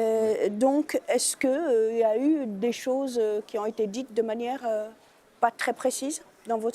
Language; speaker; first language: French; native; French